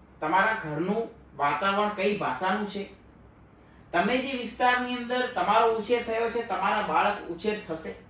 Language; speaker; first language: Gujarati; native; Gujarati